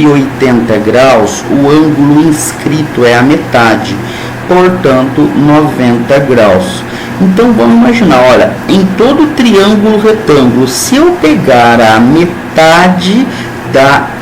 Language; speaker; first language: Portuguese; native; Portuguese